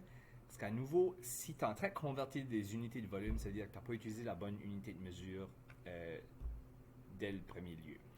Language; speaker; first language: French; native; French